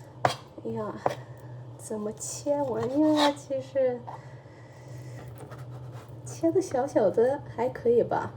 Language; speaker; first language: Chinese; early bilingual, heritage; Chinese